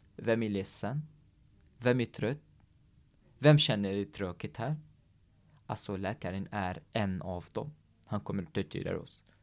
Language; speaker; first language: Swedish; non-native, fluent; Arabic